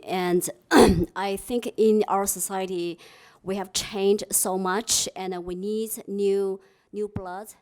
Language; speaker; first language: English; non-native, fluent; Chinese